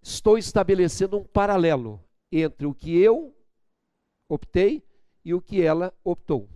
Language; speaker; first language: Portuguese; native; Portuguese